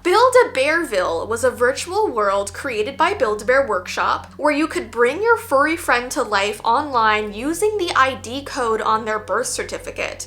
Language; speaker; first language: English; native; English